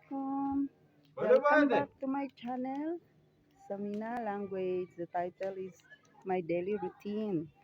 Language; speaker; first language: English; non-native, learner; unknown